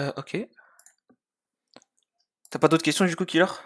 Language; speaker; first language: French; native; French